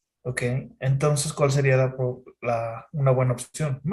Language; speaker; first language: Spanish; non-native, fluent; English